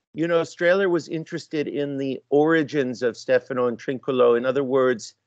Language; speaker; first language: English; native; English